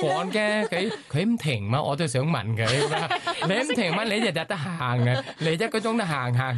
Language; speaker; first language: Cantonese; non-native, learner; Thai